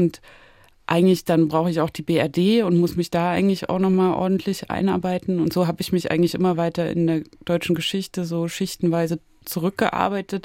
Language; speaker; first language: German; native; German